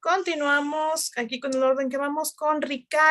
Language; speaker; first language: Spanish; native; Spanish